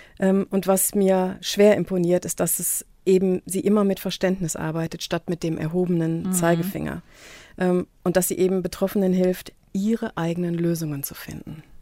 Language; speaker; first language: German; native; German